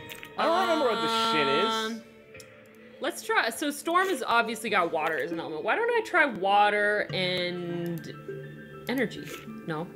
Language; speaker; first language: English; native; English